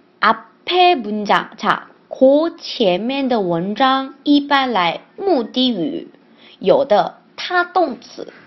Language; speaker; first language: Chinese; non-native, learner; Korean